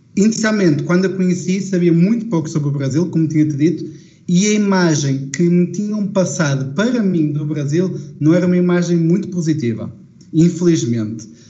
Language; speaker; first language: Portuguese; native; Portuguese